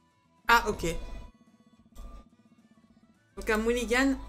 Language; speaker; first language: French; native; French